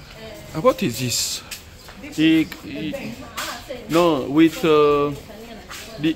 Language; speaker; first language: English; non-native, learner; Lingala